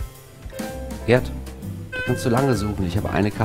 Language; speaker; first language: German; native; German